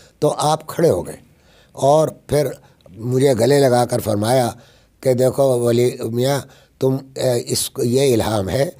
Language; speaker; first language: Urdu; native; Urdu